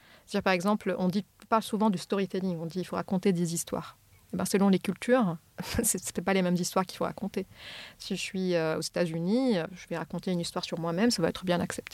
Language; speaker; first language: French; non-native, fluent; Arabic